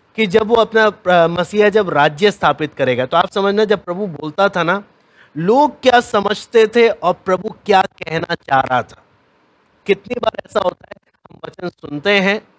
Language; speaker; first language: Hindi; native; Hindi